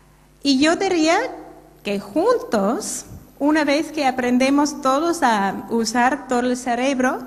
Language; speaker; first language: Spanish; non-native, fluent; English